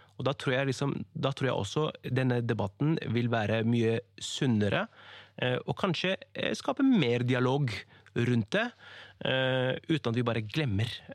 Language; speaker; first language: Norwegian; early bilingual, other home language; Kurdish